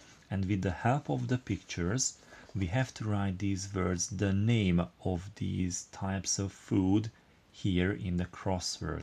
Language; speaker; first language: English; non-native, fluent; Hungarian